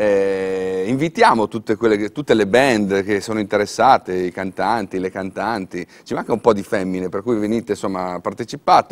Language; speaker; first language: Italian; native; Italian